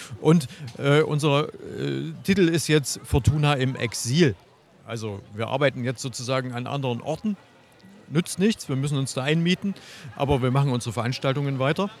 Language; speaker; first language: German; native; German